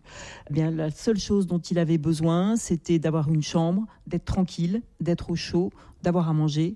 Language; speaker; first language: French; native; French